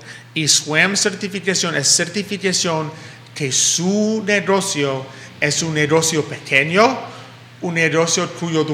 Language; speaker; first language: Spanish; early bilingual, heritage; English